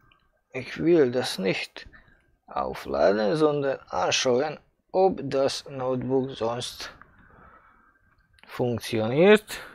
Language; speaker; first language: German; non-native, fluent; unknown